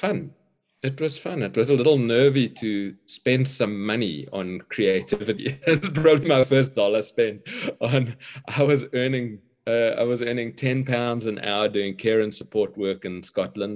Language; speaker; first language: English; native; English